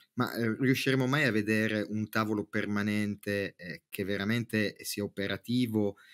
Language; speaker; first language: Italian; native; Italian